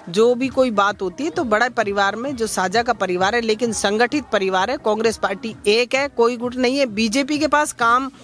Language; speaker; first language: Hindi; native; Hindi